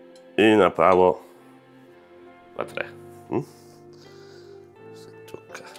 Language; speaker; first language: Bulgarian; non-native, fluent; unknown